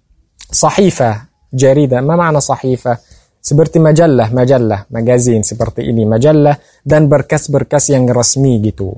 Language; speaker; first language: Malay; non-native, fluent; Arabic